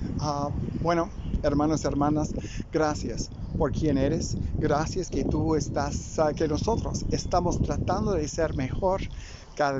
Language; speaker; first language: Spanish; non-native, fluent; English